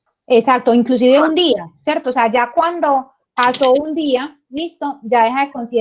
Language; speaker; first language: Spanish; native; Spanish